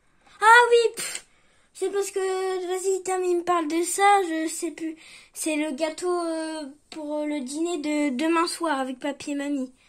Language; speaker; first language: French; native; French